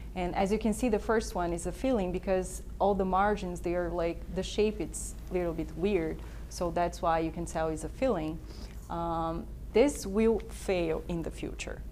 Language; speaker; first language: English; non-native, fluent; Portuguese